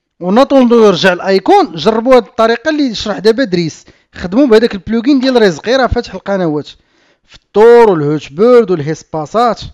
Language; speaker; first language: Arabic; native; Arabic